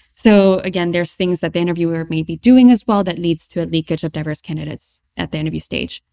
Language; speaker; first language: English; non-native, fluent; French